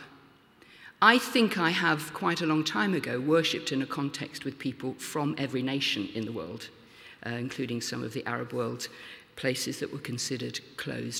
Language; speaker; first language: English; native; English